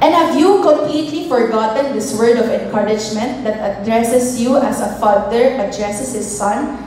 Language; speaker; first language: English; non-native, local second language; Filipino